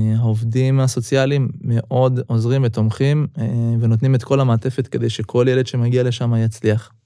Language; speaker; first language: Hebrew; early bilingual, other home language; Russian